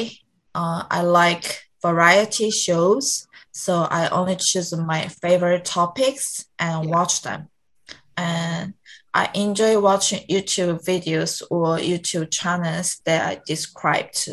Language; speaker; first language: English; non-native, learner; Korean